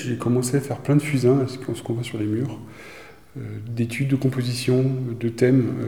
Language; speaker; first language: French; native; French